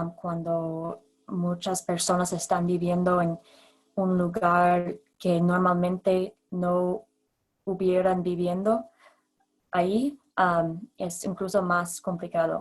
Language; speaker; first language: Spanish; non-native, fluent; English